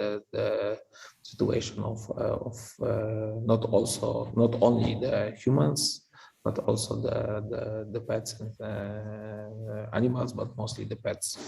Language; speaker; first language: English; non-native, fluent; Polish